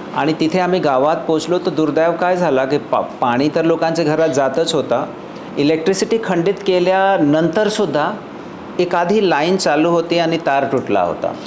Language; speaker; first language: Marathi; non-native, fluent; Hindi